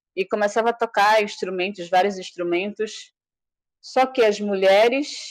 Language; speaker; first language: Portuguese; non-native, local second language; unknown